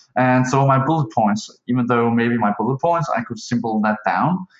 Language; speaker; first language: English; non-native, fluent; Danish